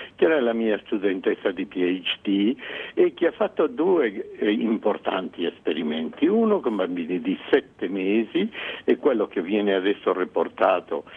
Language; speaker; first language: Italian; non-native, fluent; Spanish